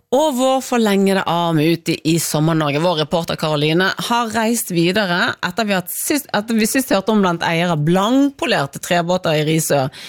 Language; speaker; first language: Norwegian; native; Norwegian